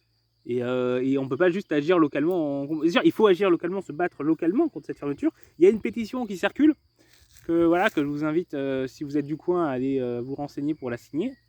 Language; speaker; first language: French; native; French